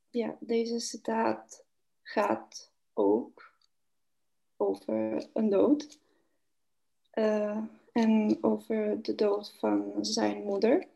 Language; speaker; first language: Dutch; non-native, learner; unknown